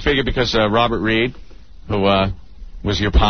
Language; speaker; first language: English; native; English